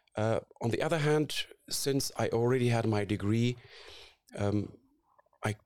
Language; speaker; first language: English; non-native, fluent; Arabic